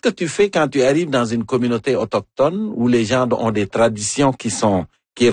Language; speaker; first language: French; native; French